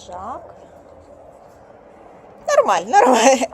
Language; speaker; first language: Turkish; non-native, learner; Russian